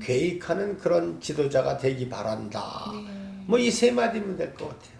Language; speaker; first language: Korean; native; Korean